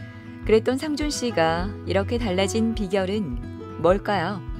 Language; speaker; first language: Korean; native; Korean